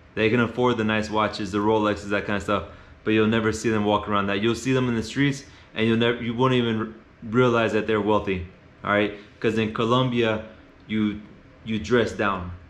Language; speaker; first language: English; native; English